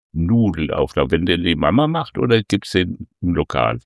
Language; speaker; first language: German; native; German